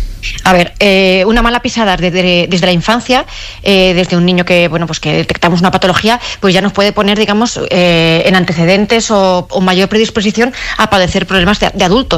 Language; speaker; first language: Spanish; native; Spanish